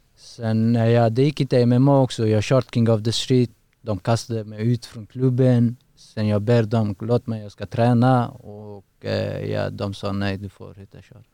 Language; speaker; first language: Swedish; non-native, learner; Persian